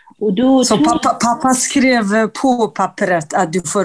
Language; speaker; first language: Swedish; non-native, fluent; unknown